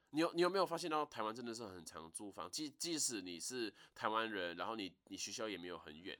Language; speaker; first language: Chinese; native; Chinese